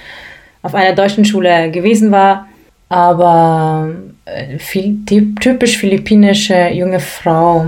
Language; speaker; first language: German; early bilingual, other home language; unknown